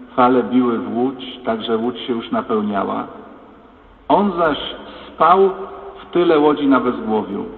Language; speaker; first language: Polish; native; Polish